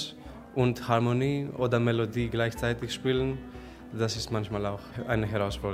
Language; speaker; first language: German; non-native, fluent; Greek